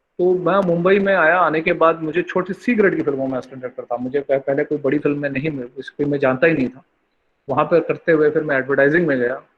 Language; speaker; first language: Hindi; non-native, local second language; Bangla